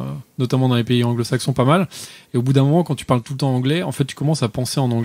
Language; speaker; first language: French; native; French